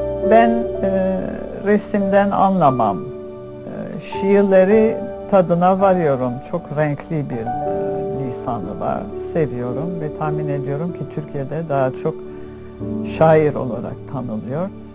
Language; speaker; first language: Turkish; non-native, fluent; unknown